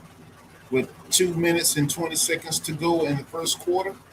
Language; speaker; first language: English; native; English